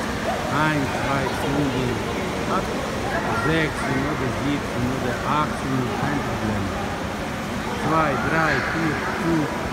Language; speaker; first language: German; non-native, learner; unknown